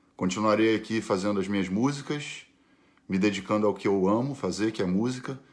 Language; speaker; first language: Portuguese; native; Portuguese